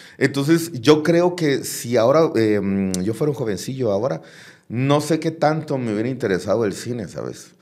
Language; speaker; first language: Spanish; native; Spanish